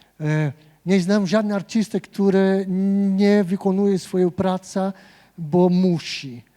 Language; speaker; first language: Polish; non-native, fluent; Portuguese